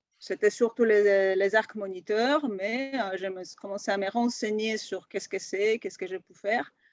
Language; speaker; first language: French; non-native, fluent; Polish